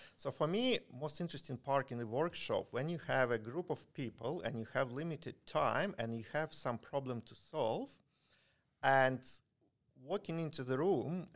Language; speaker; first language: English; non-native, fluent; Ukrainian